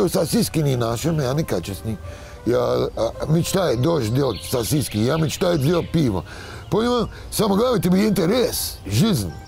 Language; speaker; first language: Russian; non-native, learner; English